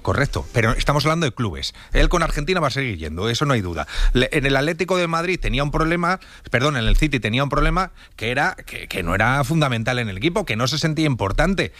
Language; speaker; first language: Spanish; native; Spanish